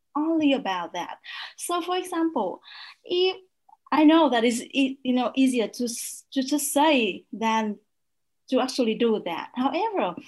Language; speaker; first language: English; non-native, fluent; Vietnamese